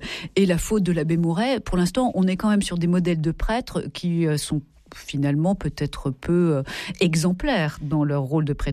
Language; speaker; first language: French; native; French